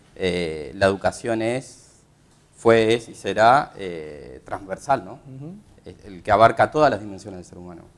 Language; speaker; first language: Spanish; native; Spanish